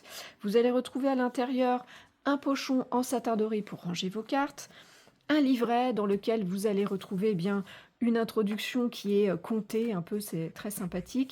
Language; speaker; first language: French; native; French